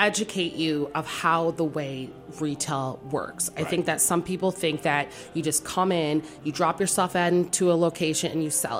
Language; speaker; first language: English; native; English